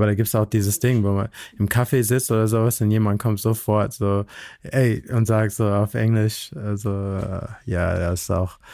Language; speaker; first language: German; non-native, fluent; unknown